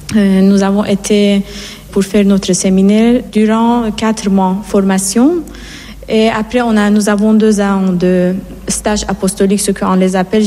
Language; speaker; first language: French; non-native, fluent; Persian